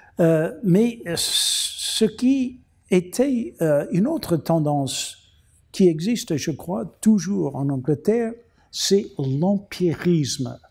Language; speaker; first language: French; non-native, fluent; English